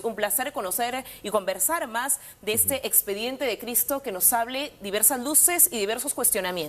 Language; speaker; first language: Spanish; native; Spanish